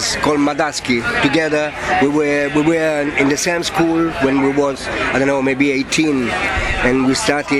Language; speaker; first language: English; non-native, fluent; Italian